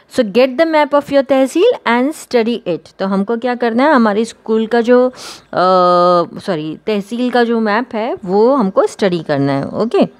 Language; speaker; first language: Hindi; non-native, local second language; Gujarati